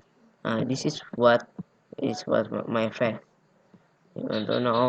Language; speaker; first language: English; non-native, learner; Indonesian